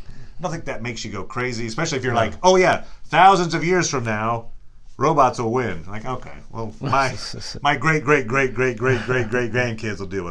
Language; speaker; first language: English; native; English